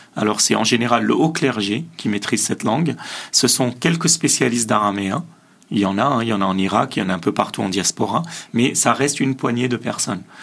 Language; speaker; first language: French; early bilingual, other home language; Assyrian Neo-Aramaic